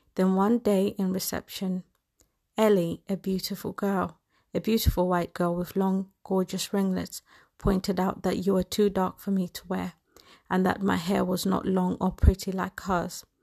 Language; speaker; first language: English; native; English